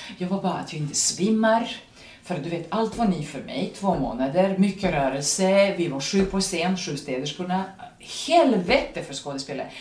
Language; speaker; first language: Swedish; non-native, fluent; Serbian